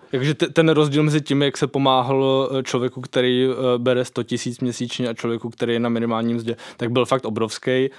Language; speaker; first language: Czech; native; Czech